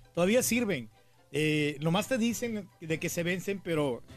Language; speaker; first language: Spanish; native; Spanish